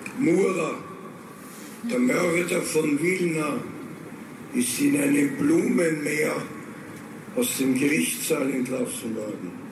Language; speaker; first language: German; native; German